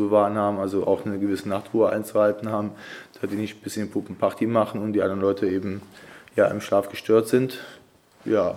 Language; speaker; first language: German; native; German